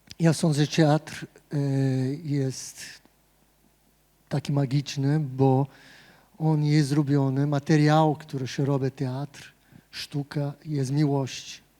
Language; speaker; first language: Polish; non-native, fluent; Portuguese